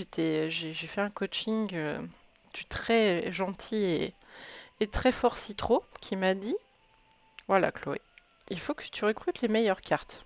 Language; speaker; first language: French; native; French